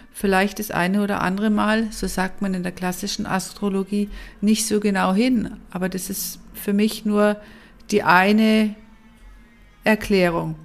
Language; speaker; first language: German; native; German